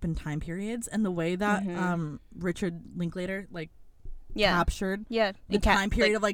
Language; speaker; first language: English; early bilingual, other home language; Spanish